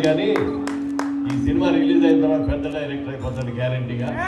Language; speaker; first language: Telugu; native; Telugu